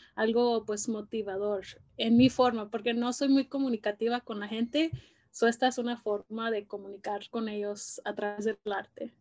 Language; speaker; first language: Spanish; early bilingual, heritage; Spanish